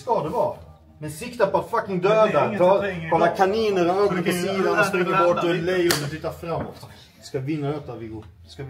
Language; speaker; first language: Swedish; native; Swedish